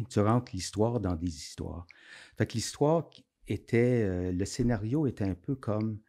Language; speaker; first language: French; native; French